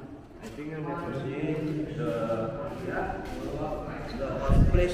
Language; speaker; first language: English; non-native, learner; Indonesian